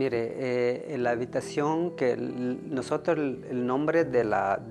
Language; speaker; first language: Spanish; non-native, local second language; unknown